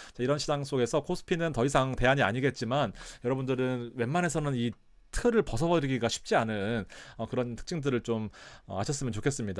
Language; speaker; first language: Korean; native; Korean